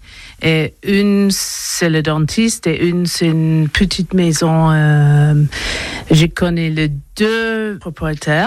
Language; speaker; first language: French; non-native, learner; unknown